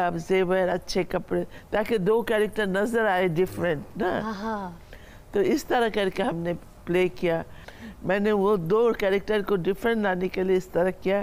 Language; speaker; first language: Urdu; non-native, fluent; Bangla